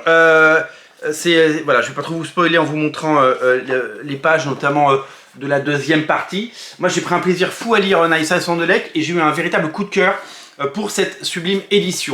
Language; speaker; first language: French; native; French